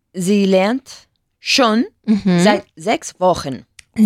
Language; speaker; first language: German; non-native, learner; Spanish